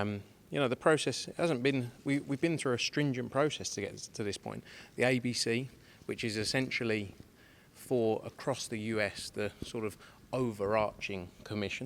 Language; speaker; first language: English; native; English